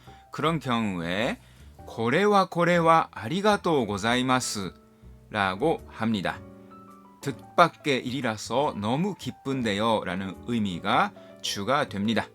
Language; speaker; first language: Korean; non-native, fluent; Japanese